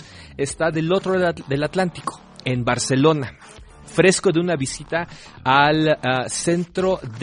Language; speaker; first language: Spanish; native; Spanish